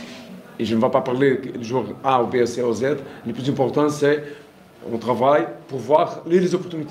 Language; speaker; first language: French; non-native, learner; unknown